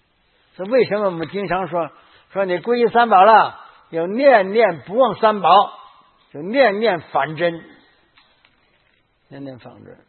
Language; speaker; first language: Chinese; native; Chinese